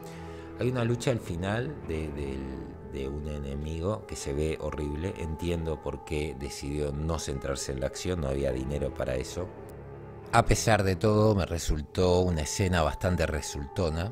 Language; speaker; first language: Spanish; native; Spanish